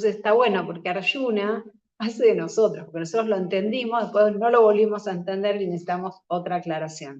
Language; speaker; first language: Spanish; native; Spanish